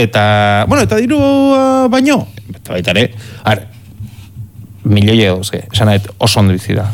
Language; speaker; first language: Basque; native; Basque